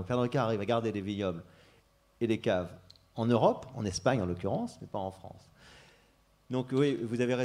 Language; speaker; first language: French; native; French